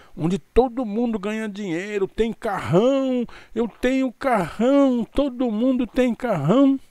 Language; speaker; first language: Portuguese; native; Portuguese